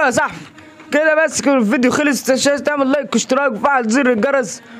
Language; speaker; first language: Arabic; native; Arabic